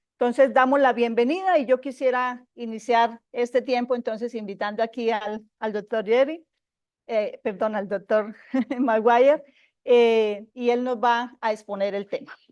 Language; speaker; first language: Spanish; native; Spanish